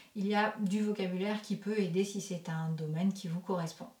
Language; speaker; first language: French; native; French